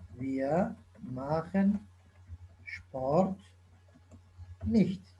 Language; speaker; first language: German; non-native, fluent; Turkish